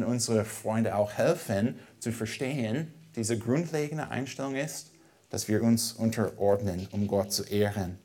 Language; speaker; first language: German; non-native, fluent; English